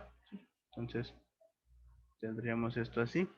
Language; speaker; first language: Spanish; native; Spanish